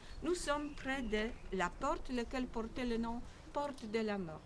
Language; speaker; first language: French; non-native, learner; Polish